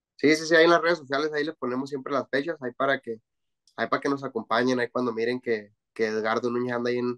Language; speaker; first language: Spanish; native; Spanish